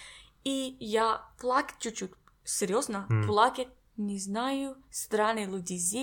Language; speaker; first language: Russian; non-native, learner; English